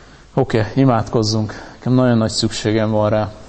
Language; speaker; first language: Hungarian; native; Hungarian